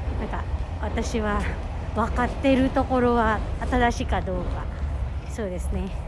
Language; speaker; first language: Japanese; non-native, learner; Filipino